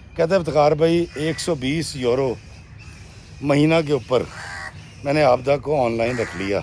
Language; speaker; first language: Urdu; non-native, local second language; Punjabi